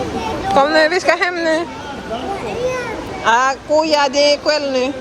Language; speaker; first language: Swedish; non-native, learner; Filipino